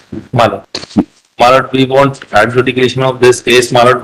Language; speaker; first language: English; non-native, local second language; Hindi